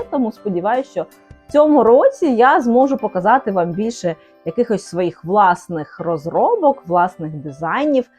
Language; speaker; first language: Ukrainian; non-native, local second language; Russian